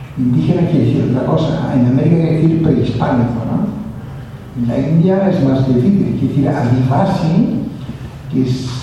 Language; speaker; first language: Spanish; non-native, local second language; Catalan